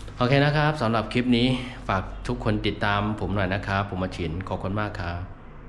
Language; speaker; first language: Thai; non-native, fluent; Chinese